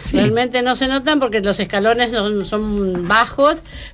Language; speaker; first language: Spanish; native; Spanish